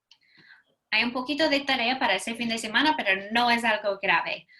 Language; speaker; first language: Spanish; non-native, fluent; English